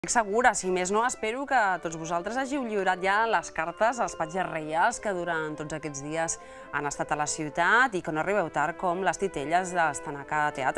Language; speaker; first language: Catalan; native; Catalan